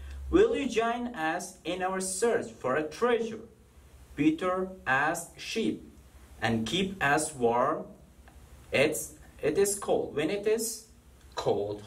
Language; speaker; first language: English; non-native, fluent; Persian